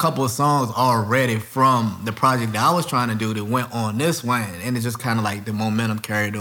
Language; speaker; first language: English; native; English